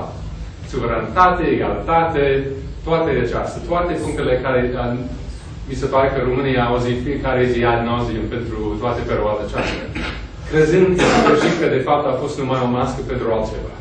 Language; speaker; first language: Romanian; non-native, fluent; English